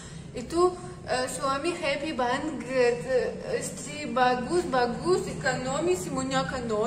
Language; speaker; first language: Indonesian; non-native, learner; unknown